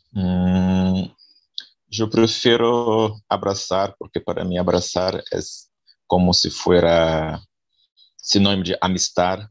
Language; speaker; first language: Spanish; non-native, fluent; Portuguese